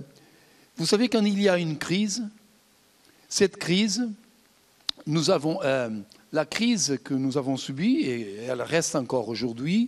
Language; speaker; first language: French; non-native, fluent; Portuguese